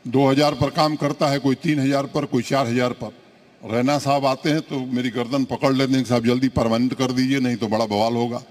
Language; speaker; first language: Hindi; native; Hindi